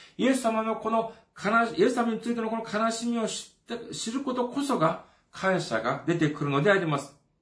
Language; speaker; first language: Japanese; non-native, fluent; Korean